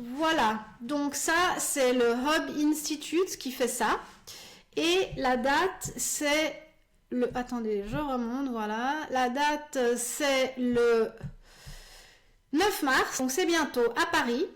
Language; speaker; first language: French; native; French